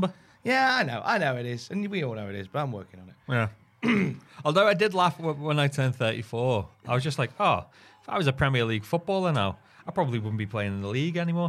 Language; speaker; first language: English; native; English